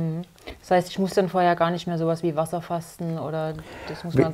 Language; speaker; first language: German; native; German